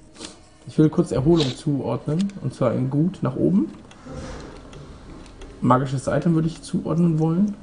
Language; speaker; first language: German; native; German